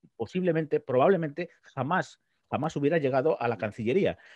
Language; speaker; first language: Spanish; native; Spanish